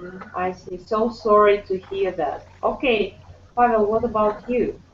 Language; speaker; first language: English; non-native, fluent; Russian